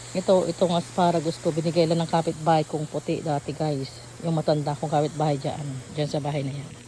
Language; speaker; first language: Filipino; non-native, local second language; Iloko